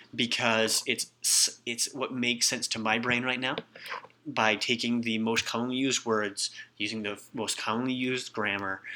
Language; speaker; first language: English; native; English